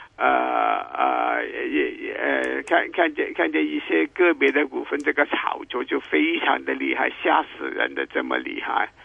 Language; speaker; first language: Chinese; non-native, local second language; Cantonese